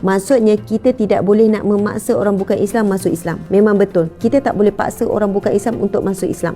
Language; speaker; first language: Malay; native; Malay